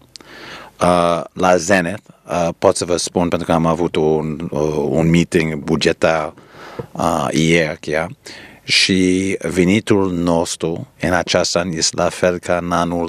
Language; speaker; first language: Romanian; early bilingual, heritage; Romanian